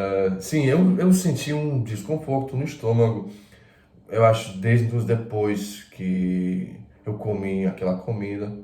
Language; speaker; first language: Portuguese; non-native, fluent; Croatian